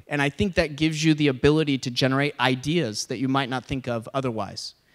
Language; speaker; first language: English; native; English